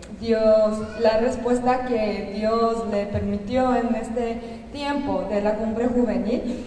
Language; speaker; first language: Spanish; non-native, learner; Korean